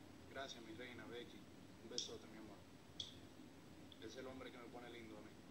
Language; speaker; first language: Spanish; early bilingual, heritage; Spanish